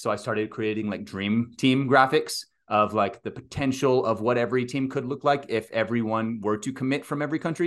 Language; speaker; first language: English; native; English